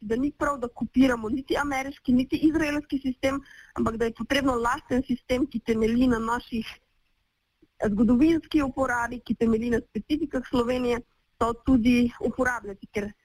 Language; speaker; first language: Slovenian; native; Slovenian